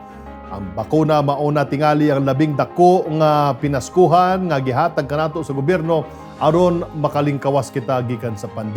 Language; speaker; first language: Cebuano; native; Cebuano